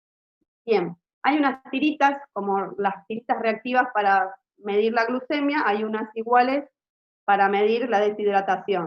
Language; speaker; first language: Spanish; native; Spanish